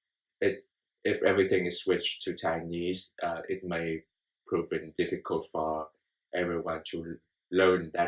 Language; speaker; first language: English; non-native, fluent; Vietnamese